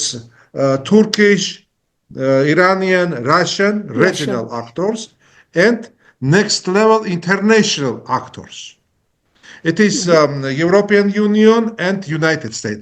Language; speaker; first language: English; non-native, learner; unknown